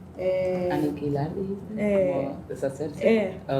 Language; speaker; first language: Spanish; early bilingual, heritage; Spanish